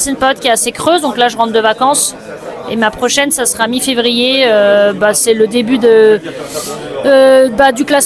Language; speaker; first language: French; native; French